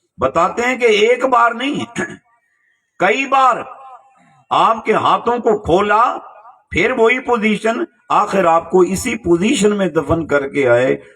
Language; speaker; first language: Urdu; non-native, local second language; Punjabi